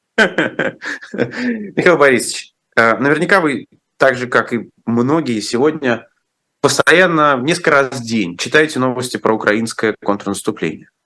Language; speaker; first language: Russian; native; Russian